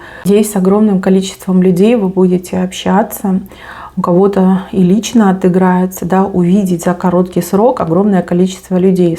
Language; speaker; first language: Russian; native; Russian